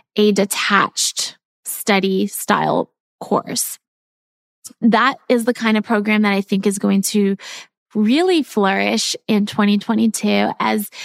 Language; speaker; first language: English; native; English